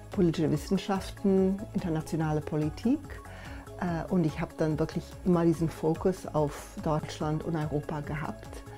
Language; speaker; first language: German; early bilingual, other home language; English